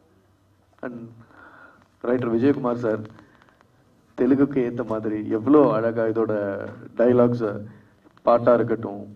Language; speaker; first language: Tamil; non-native, fluent; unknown